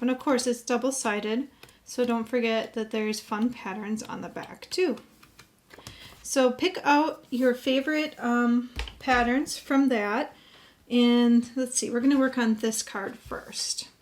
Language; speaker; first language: English; native; English